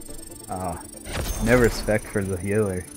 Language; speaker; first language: English; native; English